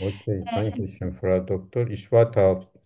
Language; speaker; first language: German; non-native, learner; Turkish